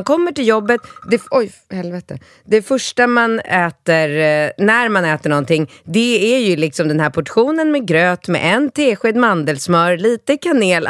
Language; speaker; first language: Swedish; native; Swedish